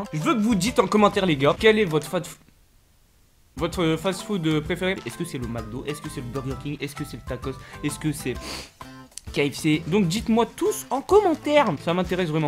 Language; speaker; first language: French; native; French